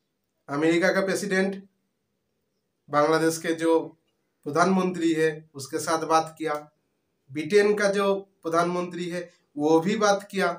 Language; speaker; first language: Hindi; non-native, local second language; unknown